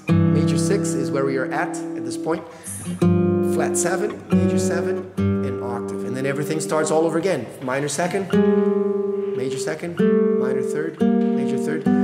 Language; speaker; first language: English; non-native, fluent; Portuguese